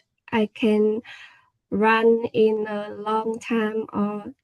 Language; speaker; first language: English; non-native, learner; Vietnamese